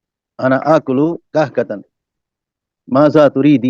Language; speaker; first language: Arabic; non-native, learner; Urdu